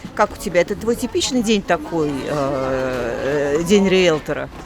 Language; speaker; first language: Russian; native; Russian